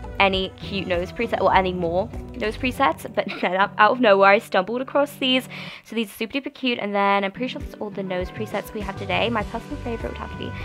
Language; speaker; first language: English; native; English